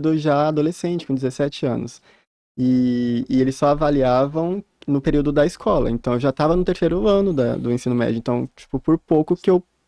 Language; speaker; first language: Portuguese; native; Portuguese